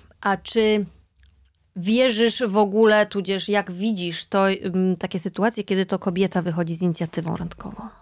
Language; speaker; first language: Polish; native; Polish